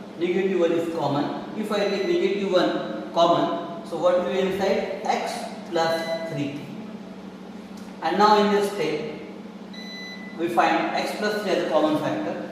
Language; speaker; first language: English; non-native, local second language; Marathi